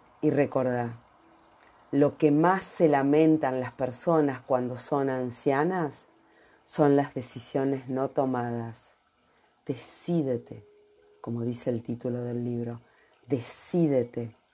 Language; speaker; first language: Spanish; native; Spanish